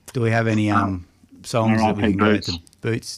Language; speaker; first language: English; native; English